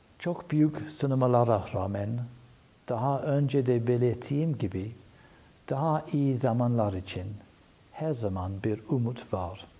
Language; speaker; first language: Turkish; non-native, fluent; English